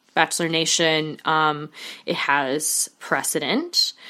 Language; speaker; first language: English; native; English